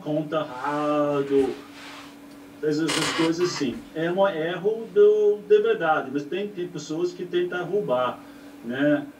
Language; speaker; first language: Portuguese; non-native, learner; English